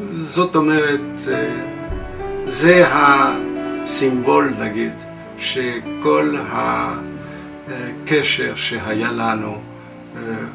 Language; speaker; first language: Hebrew; non-native, fluent; French